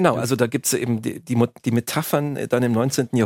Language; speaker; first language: German; native; German